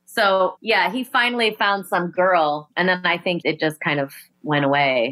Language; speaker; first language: English; native; English